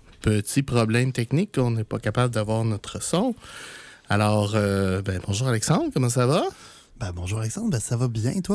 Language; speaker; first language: French; native; French